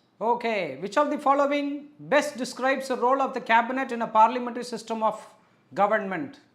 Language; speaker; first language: English; non-native, local second language; Tamil